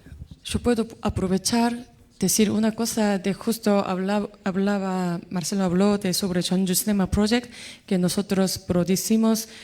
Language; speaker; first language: Spanish; non-native, learner; Korean